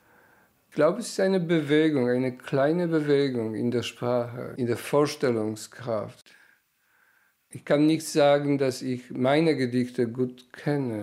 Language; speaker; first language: German; non-native, fluent; Polish